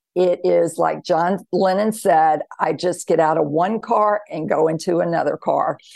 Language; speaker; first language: English; native; English